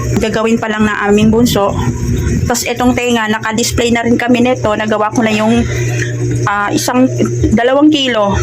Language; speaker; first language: Filipino; non-native, local second language; Cebuano